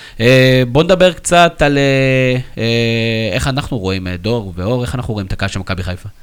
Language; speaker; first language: Hebrew; native; Hebrew